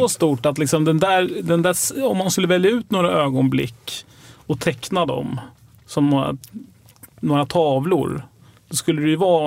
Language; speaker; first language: Swedish; native; Swedish